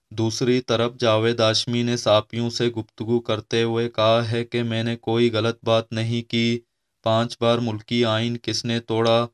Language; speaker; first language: Urdu; non-native, local second language; Baluchi